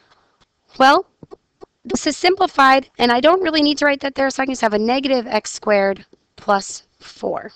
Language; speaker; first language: English; native; English